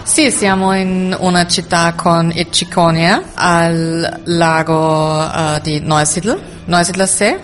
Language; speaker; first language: Italian; non-native, learner; German